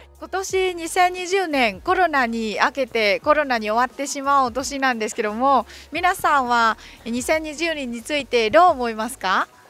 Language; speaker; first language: Japanese; non-native, fluent; Vietnamese